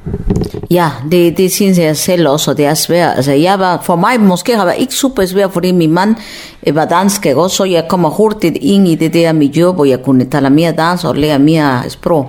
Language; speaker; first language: Danish; non-native, fluent; Spanish